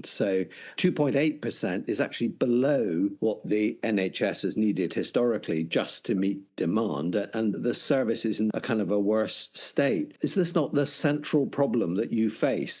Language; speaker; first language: English; native; English